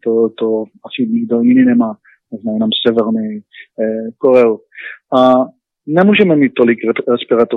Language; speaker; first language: Czech; non-native, learner; Hebrew